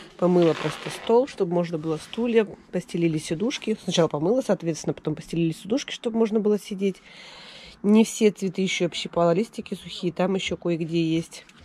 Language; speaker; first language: Russian; native; Russian